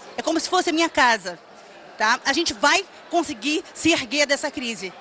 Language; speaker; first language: Portuguese; native; Portuguese